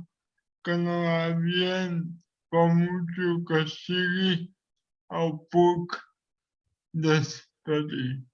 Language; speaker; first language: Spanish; non-native, local second language; Catalan